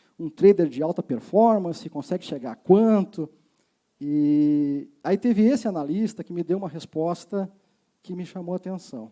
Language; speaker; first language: Portuguese; native; Portuguese